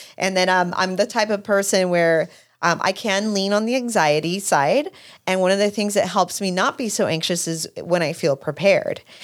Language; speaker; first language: English; native; English